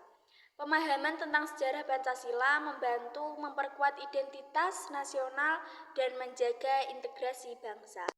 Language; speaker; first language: Indonesian; native; Indonesian